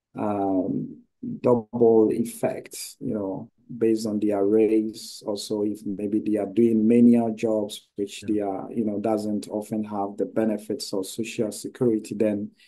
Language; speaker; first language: English; non-native, local second language; Akan